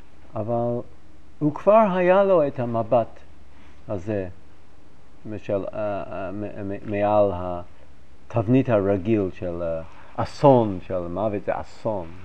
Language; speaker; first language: Hebrew; non-native, fluent; English